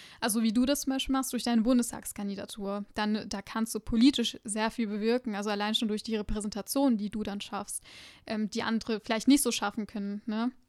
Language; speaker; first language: German; early bilingual, other home language; Urdu